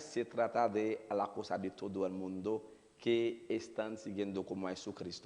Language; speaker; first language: Spanish; non-native, learner; Haitian Creole